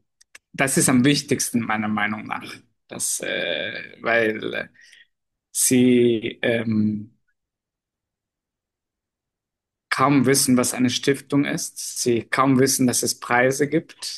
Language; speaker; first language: German; non-native, fluent; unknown